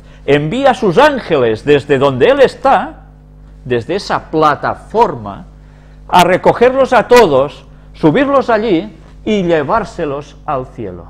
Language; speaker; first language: Spanish; native; Spanish